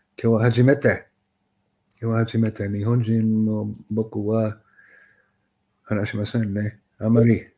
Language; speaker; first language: Japanese; non-native, learner; English